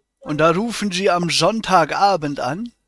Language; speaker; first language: German; native; German